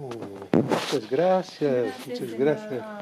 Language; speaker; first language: Spanish; non-native, learner; Central Atlas Tamazight